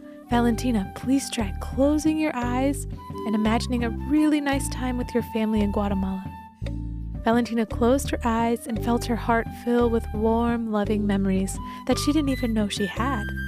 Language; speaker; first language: English; native; English